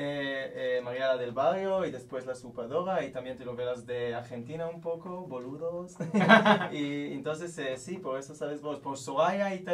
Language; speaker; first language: Spanish; non-native, learner; Hebrew